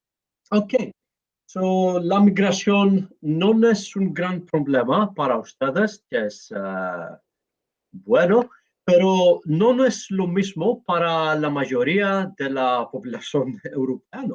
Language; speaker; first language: Spanish; non-native, learner; Greek